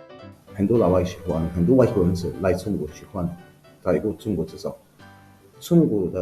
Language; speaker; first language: Chinese; non-native, fluent; Arabic